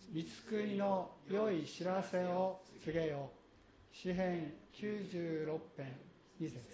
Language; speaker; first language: Japanese; native; Japanese